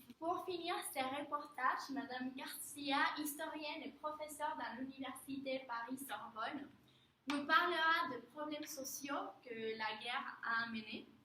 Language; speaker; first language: French; non-native, learner; Spanish